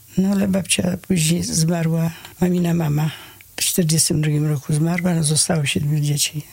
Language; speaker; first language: Polish; early bilingual, heritage; Polish